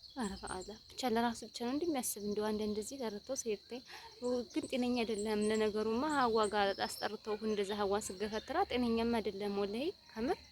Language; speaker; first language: Amharic; native; Amharic